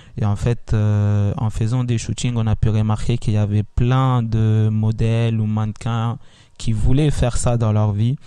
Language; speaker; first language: French; early bilingual, other home language; Italian